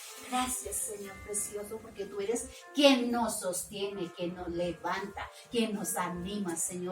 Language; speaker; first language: Spanish; native; Spanish